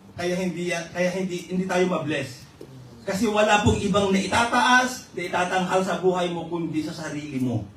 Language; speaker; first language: Filipino; non-native, local second language; Iloko